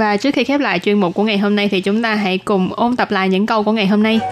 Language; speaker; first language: Vietnamese; native; Vietnamese